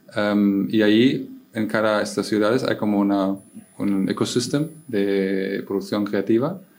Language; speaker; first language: Spanish; non-native, fluent; German